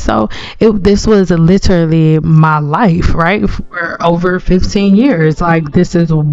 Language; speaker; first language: English; native; English